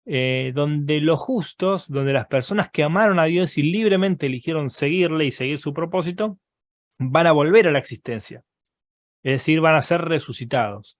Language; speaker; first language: Spanish; native; Spanish